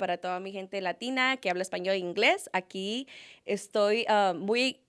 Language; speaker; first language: Spanish; early bilingual, heritage; Spanish